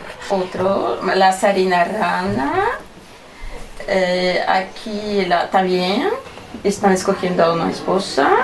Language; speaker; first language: Spanish; non-native, fluent; Russian